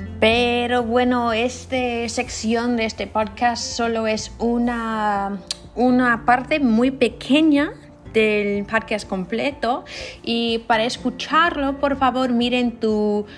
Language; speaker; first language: Spanish; non-native, learner; English